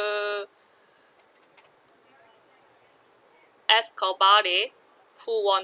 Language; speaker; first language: English; non-native, learner; Korean